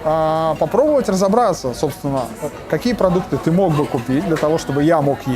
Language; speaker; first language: Russian; native; Russian